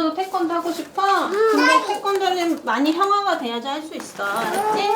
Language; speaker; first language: Korean; native; Korean